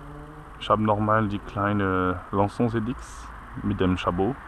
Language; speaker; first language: German; non-native, learner; French